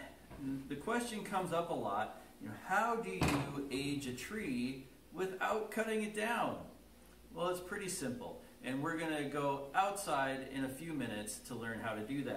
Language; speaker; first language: English; native; English